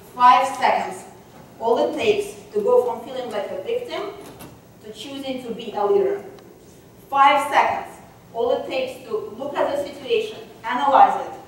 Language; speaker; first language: English; non-native, fluent; Russian